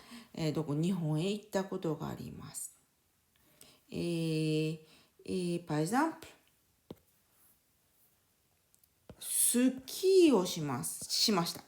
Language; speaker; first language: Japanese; non-native, fluent; French